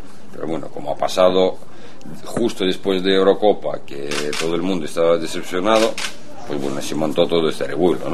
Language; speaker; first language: Spanish; non-native, fluent; Russian